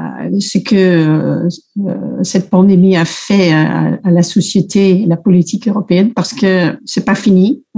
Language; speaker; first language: French; non-native, fluent; Dutch